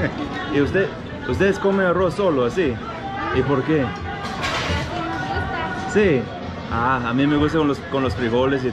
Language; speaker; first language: Spanish; non-native, learner; English